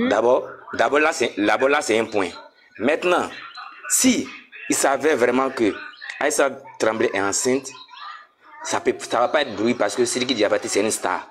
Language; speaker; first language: French; non-native, local second language; Dyula